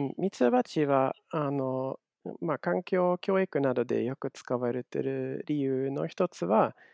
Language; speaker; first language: Japanese; non-native, fluent; German